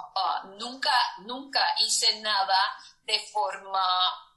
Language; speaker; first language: Spanish; early bilingual, heritage; Spanish